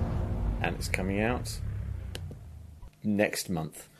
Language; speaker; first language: English; native; English